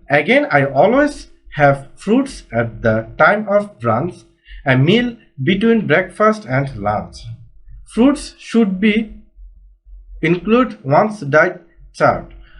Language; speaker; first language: English; non-native, local second language; Bangla